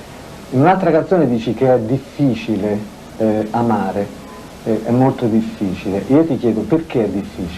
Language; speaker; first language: Italian; native; Italian